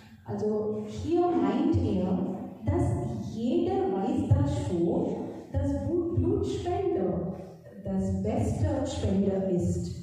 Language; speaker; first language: German; non-native, fluent; Marathi